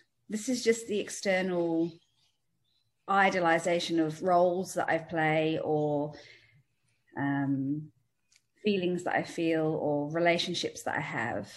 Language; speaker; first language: English; native; English